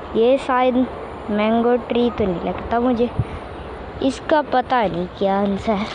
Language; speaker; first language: Hindi; native; Hindi